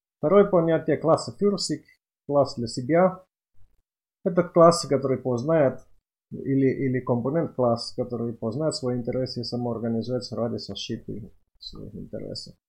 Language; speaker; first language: Russian; non-native, fluent; Finnish